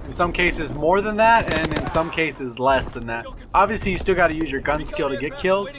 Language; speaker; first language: English; native; English